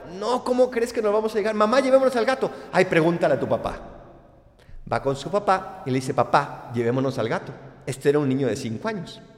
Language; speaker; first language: Spanish; native; Spanish